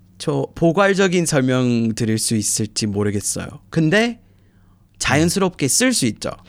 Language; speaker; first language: Korean; non-native, fluent; English